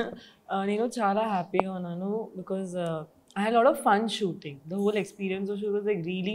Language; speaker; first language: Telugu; non-native, learner; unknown